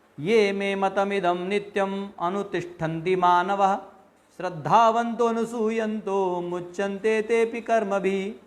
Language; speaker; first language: Marathi; native; Marathi